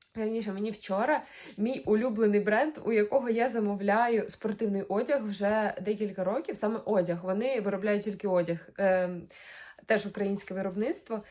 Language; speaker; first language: Ukrainian; native; Ukrainian